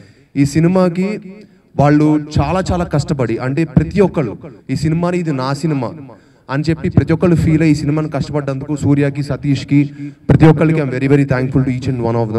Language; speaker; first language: Telugu; native; Telugu